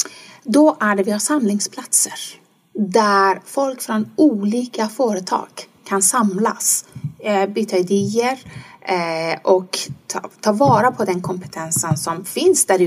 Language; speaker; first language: Swedish; non-native, fluent; Persian